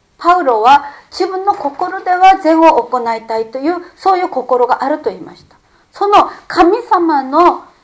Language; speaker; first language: Japanese; non-native, fluent; Korean